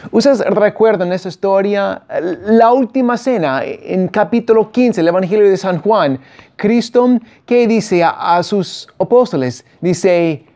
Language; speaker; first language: Spanish; non-native, fluent; English